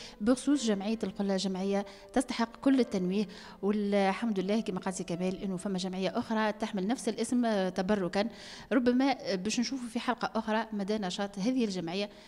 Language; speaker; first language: Arabic; native; Arabic